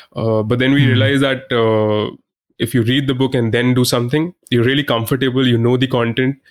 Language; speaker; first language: English; non-native, local second language; Hindi